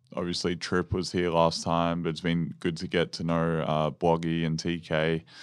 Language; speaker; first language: English; native; English